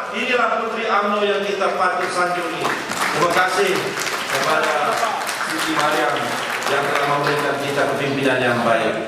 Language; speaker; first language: Malay; non-native, local second language; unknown